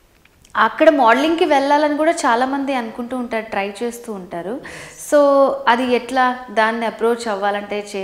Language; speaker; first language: Telugu; native; Telugu